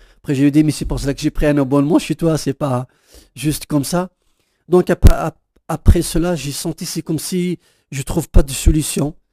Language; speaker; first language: French; non-native, local second language; Kabyle